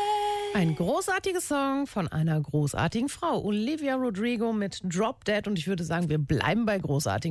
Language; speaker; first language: German; native; German